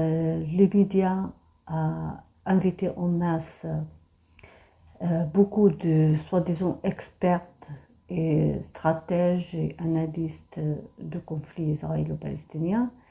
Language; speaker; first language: French; non-native, fluent; Arabic